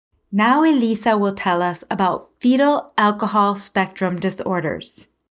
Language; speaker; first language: English; native; English